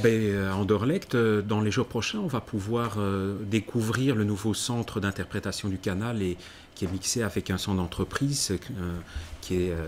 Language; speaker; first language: French; native; French